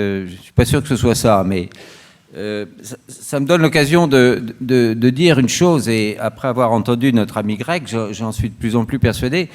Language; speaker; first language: French; native; French